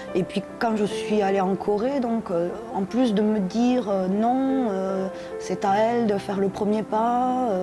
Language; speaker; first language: French; native; French